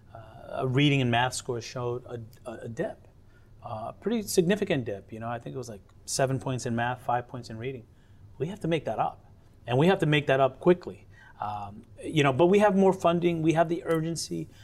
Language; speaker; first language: English; native; English